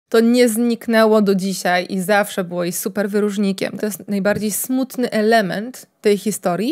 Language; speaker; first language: Polish; native; Polish